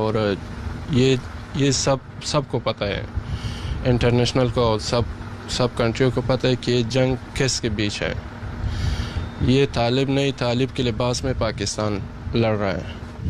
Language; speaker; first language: Hindi; non-native, learner; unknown